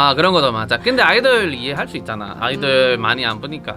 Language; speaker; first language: Korean; non-native, learner; Spanish